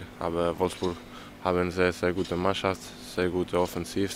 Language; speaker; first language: German; non-native, learner; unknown